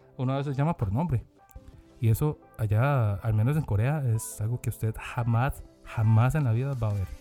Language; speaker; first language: Spanish; non-native, fluent; Korean